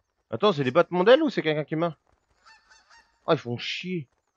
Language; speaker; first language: French; native; French